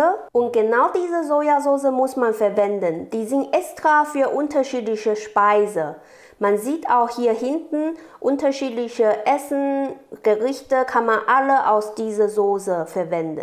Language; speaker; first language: German; non-native, learner; Chinese